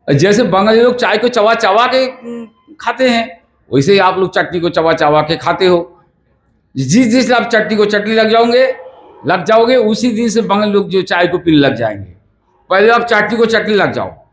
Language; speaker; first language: Hindi; non-native, local second language; Bangla